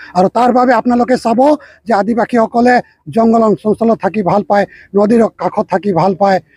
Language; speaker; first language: Assamese; non-native, local second language; Sadri